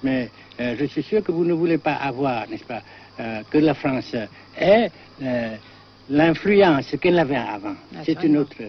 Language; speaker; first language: French; non-native, fluent; Vietnamese